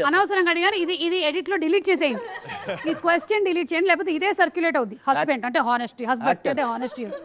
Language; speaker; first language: Telugu; non-native, local second language; Malayalam